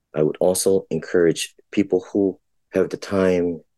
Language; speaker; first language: English; non-native, local second language; Filipino